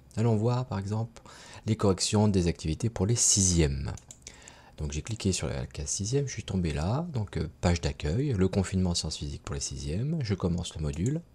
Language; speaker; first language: French; native; French